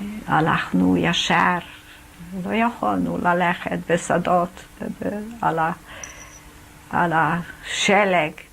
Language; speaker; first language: Hebrew; non-native, fluent; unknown